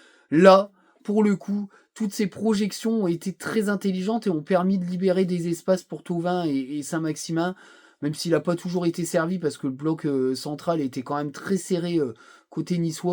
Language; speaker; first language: French; native; French